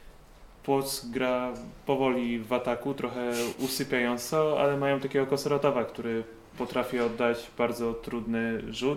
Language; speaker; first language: Polish; native; Polish